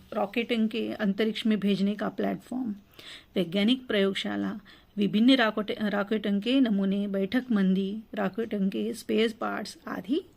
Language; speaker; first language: Hindi; non-native, local second language; Telugu